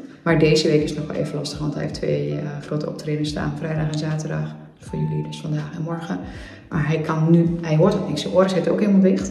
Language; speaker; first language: Dutch; native; Dutch